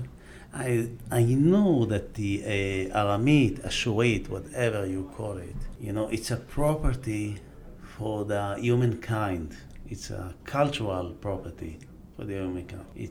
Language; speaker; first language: English; non-native, fluent; Aramaic